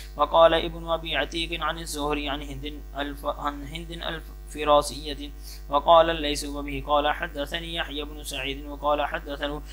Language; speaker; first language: Arabic; non-native, fluent; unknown